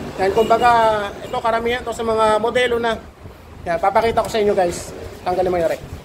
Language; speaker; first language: Filipino; native; Filipino